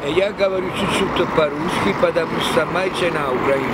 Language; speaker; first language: Russian; non-native, learner; Italian